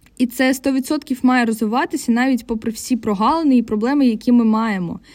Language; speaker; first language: Ukrainian; non-native, local second language; Russian